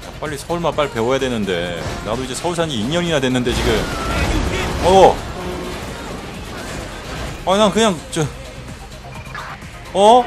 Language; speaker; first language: Korean; native; Korean